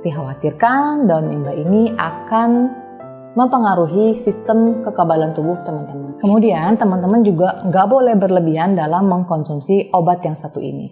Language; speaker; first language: Indonesian; native; Indonesian